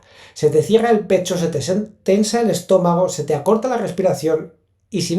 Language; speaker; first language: Spanish; native; Spanish